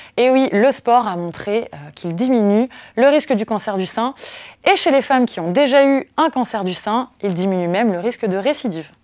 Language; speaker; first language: French; native; French